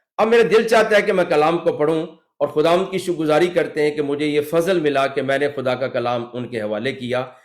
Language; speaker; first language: Urdu; native; Urdu